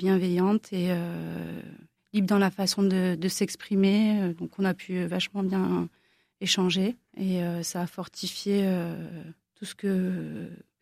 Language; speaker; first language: French; native; French